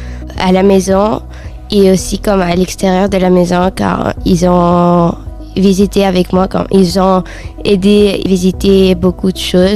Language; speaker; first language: French; non-native, fluent; Spanish